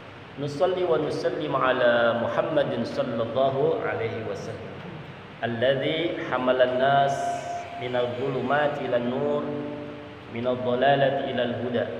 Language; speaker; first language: Arabic; non-native, fluent; Indonesian